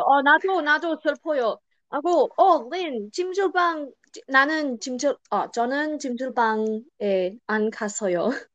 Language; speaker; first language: Korean; non-native, learner; English